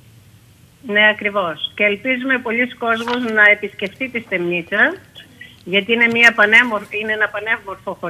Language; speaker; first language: Greek; early bilingual, heritage; Greek